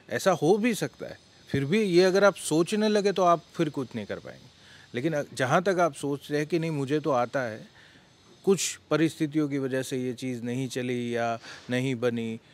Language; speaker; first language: Hindi; non-native, local second language; Gujarati